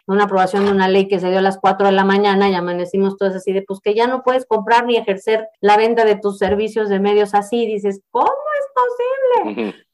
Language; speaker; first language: Spanish; native; Spanish